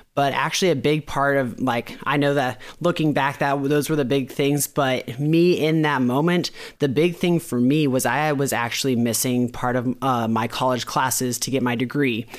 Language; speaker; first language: English; native; English